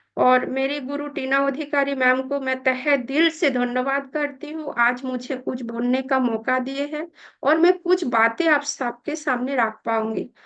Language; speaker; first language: Hindi; non-native, local second language; Bangla